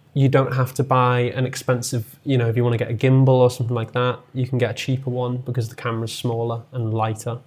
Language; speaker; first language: English; native; English